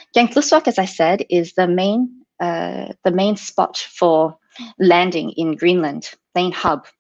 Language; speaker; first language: English; native; English